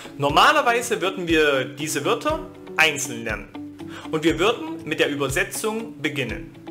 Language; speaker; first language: German; native; German